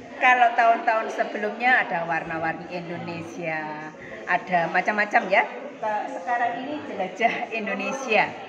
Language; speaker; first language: Indonesian; native; Indonesian